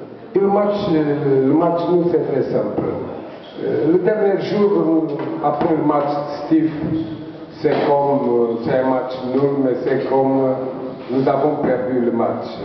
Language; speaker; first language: French; non-native, learner; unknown